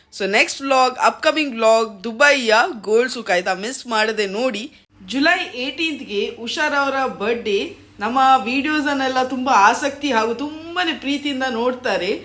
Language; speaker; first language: Kannada; native; Kannada